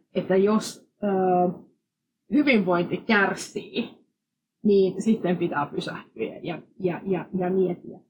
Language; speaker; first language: Finnish; non-native, fluent; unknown